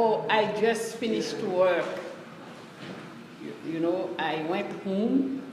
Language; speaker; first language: English; non-native, learner; Haitian Creole